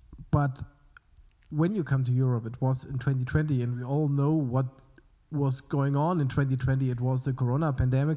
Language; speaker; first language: English; non-native, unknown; German